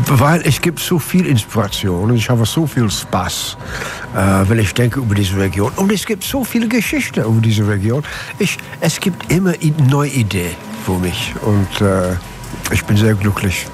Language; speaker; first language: German; non-native, learner; English